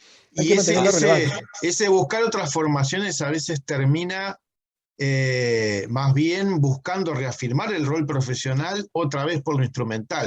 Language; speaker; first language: Spanish; native; Spanish